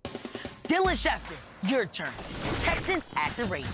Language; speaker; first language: English; native; English